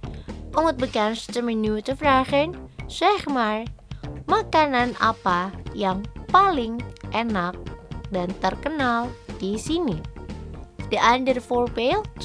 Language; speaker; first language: Dutch; non-native, fluent; Indonesian